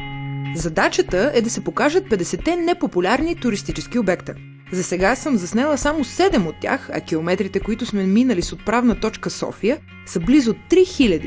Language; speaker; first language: Bulgarian; native; Bulgarian